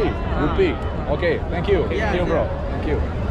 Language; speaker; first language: English; non-native, learner; Arabic